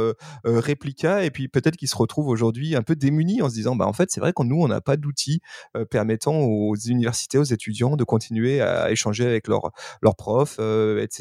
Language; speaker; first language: French; native; French